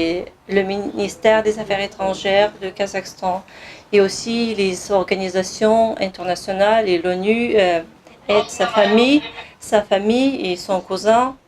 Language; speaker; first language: French; non-native, fluent; Kazakh